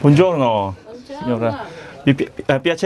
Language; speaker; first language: Italian; non-native, learner; Korean